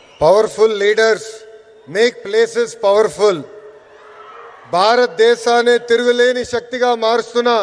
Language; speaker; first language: Telugu; native; Telugu